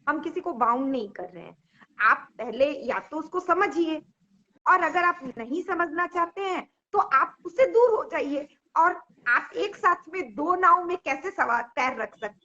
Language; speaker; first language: Hindi; native; Hindi